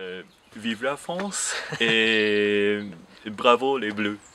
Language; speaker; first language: French; non-native, fluent; Japanese